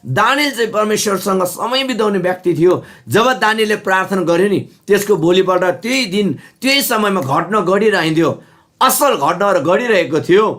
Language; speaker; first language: Nepali; non-native, local second language; Eastern Tamang